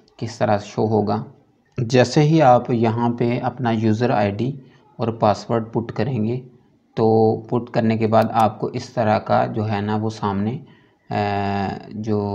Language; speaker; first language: Urdu; non-native, local second language; Punjabi